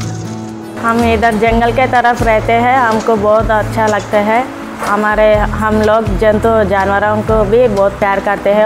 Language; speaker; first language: Hindi; non-native, local second language; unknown